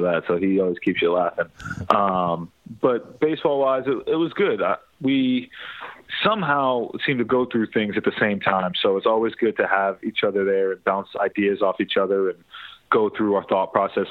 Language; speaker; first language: English; native; English